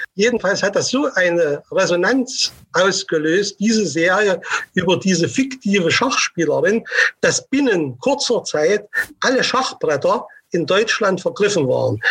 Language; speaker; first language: German; native; German